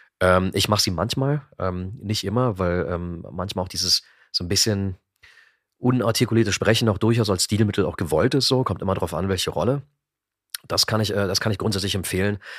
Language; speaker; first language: German; native; German